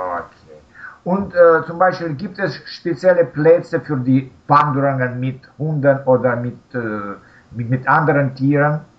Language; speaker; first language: German; non-native, learner; Russian